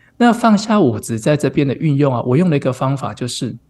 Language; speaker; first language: Chinese; native; Chinese